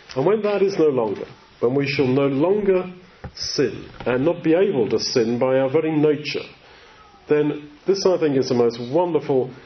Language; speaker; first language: English; native; English